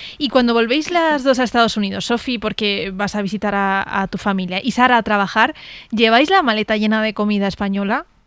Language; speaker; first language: Spanish; native; Spanish